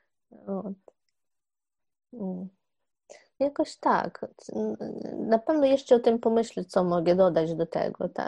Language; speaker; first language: Polish; non-native, fluent; Ukrainian